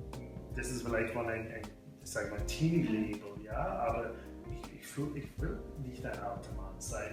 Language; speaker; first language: German; non-native, fluent; English